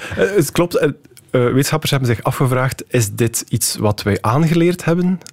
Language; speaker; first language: Dutch; native; Dutch